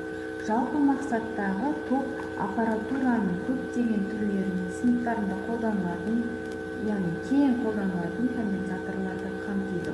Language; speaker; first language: Kazakh; native; Kazakh